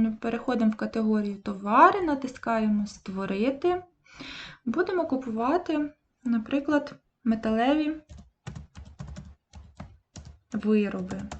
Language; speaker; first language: Ukrainian; native; Ukrainian